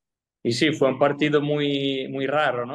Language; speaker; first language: Spanish; non-native, fluent; Italian